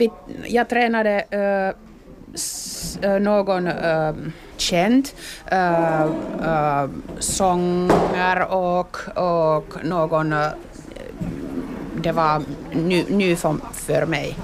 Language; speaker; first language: Swedish; non-native, local second language; Finnish